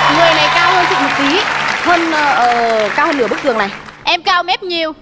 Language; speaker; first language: Vietnamese; native; Vietnamese